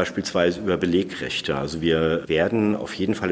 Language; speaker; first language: German; native; German